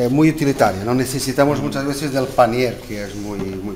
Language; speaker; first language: Spanish; non-native, learner; Portuguese